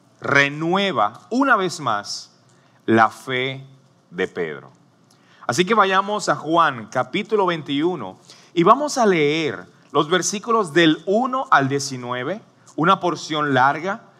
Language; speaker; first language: Spanish; native; Spanish